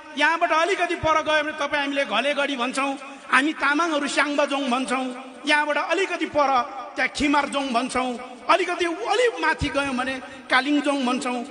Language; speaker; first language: Nepali; non-native, local second language; Eastern Tamang